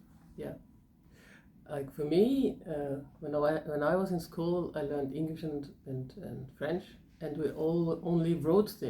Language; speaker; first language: English; non-native, fluent; German